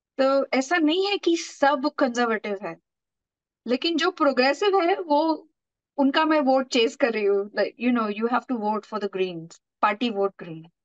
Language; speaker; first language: Hindi; non-native, local second language; Marathi